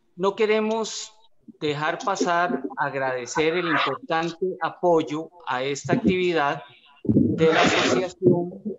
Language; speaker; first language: Spanish; native; Spanish